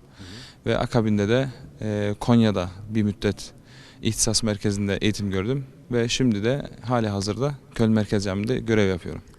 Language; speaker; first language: Turkish; early bilingual, heritage; Turkish